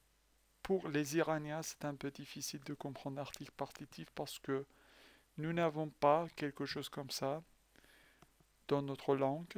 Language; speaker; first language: French; non-native, fluent; Persian